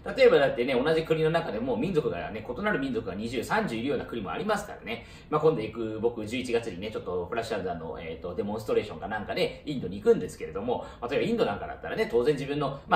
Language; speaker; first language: Japanese; early bilingual, other home language; Chinese